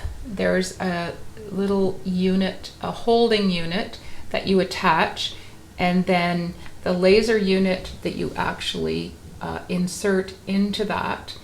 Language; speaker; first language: English; native; English